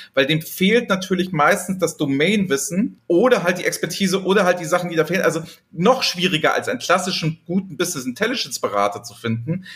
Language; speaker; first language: German; native; German